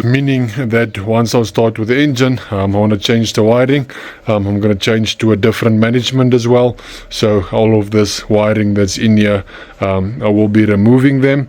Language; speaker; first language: English; non-native, local second language; Afrikaans